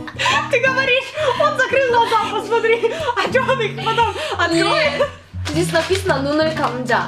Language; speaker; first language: Russian; non-native, learner; Korean